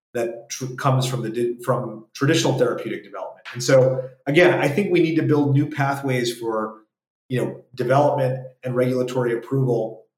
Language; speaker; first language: English; native; English